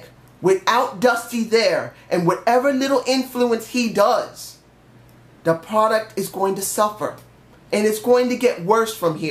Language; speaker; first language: English; native; English